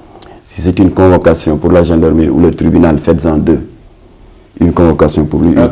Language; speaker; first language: French; non-native, local second language; Wolof